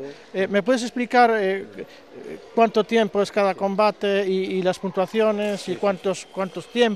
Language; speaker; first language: Spanish; native; Spanish